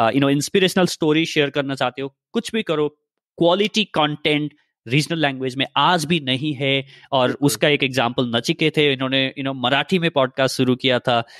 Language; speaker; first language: Hindi; native; Hindi